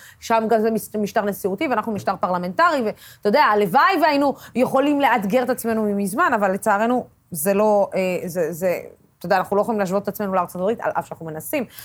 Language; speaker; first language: Hebrew; non-native, local second language; Arabic